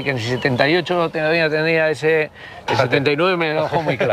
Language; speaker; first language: Spanish; native; Spanish